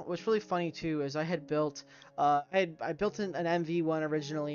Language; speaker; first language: English; native; English